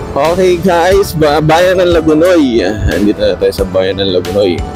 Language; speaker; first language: Filipino; native; Filipino